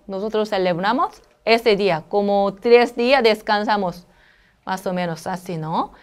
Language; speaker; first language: Spanish; non-native, learner; Korean